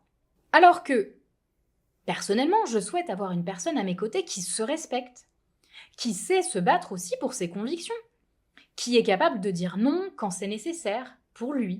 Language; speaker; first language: French; native; French